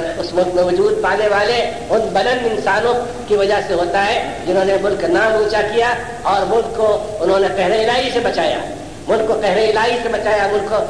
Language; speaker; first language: Urdu; native; Urdu